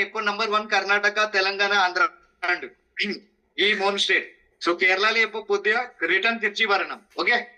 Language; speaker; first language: Malayalam; non-native, fluent; Hindi